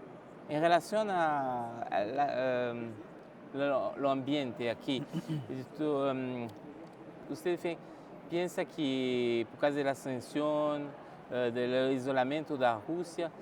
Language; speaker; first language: Spanish; non-native, learner; French